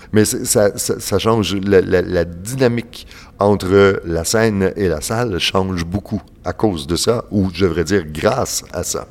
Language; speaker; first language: French; native; French